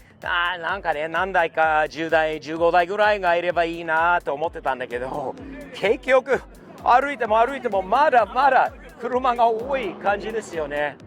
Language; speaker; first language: Japanese; non-native, fluent; English